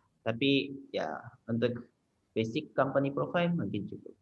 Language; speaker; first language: Indonesian; non-native, fluent; Japanese